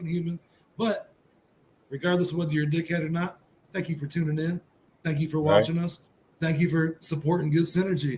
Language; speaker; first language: English; native; English